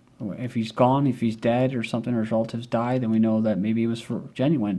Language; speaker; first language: English; native; English